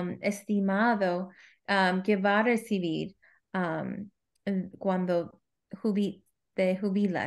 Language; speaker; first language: Spanish; early bilingual, heritage; Spanish